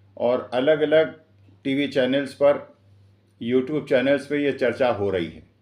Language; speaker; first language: Hindi; native; Hindi